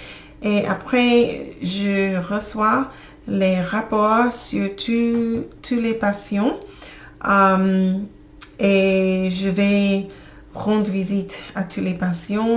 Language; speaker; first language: French; non-native, learner; English